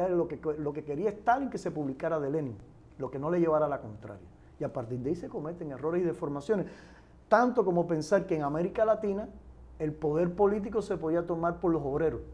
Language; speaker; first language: Spanish; native; Spanish